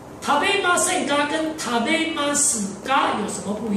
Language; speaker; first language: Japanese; non-native, fluent; Chinese